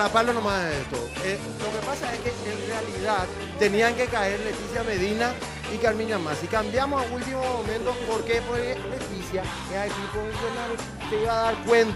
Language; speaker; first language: Spanish; native; Spanish